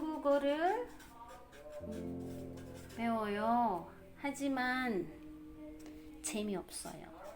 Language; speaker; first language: Korean; non-native, fluent; Indonesian